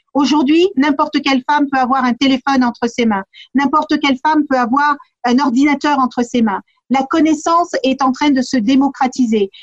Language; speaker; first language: French; early bilingual, other home language; Kabuverdianu